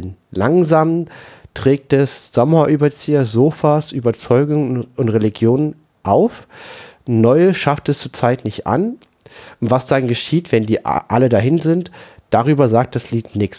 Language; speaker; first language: German; native; German